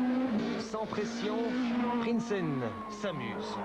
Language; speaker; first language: French; native; French